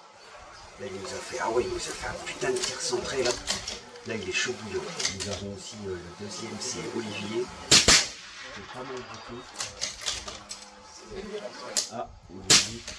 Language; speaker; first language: French; native; French